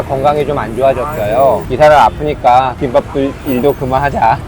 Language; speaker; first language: Korean; native; Korean